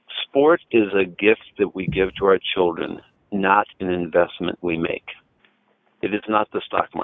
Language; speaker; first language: English; native; English